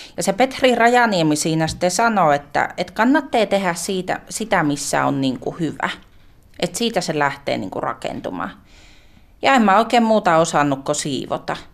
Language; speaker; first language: Finnish; native; Finnish